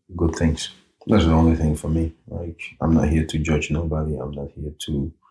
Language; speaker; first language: English; early bilingual, other home language; Norwegian